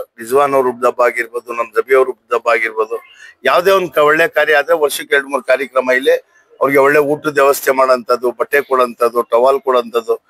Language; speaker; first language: Kannada; non-native, local second language; Urdu